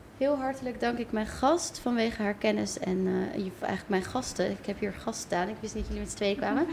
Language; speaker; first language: Dutch; native; Dutch